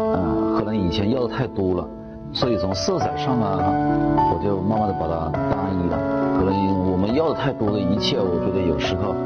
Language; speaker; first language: Chinese; native; Chinese